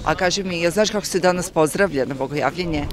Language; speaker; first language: Serbian; native; Serbian